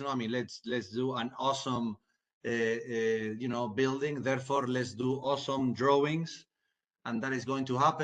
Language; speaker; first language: English; non-native, fluent; Spanish